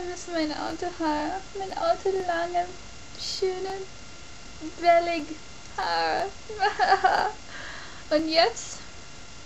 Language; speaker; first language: German; non-native, learner; English